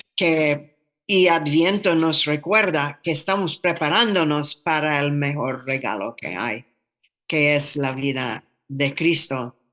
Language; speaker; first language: Spanish; non-native, fluent; English